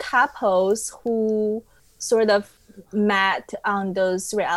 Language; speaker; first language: English; non-native, fluent; Chinese